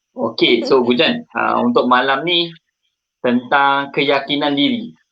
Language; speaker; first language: Malay; native; Malay